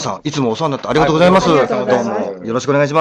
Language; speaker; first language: Japanese; native; Japanese